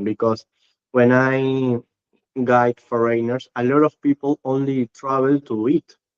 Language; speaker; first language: English; non-native, learner; Spanish